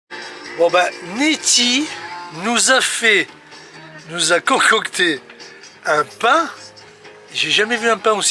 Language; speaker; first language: French; native; French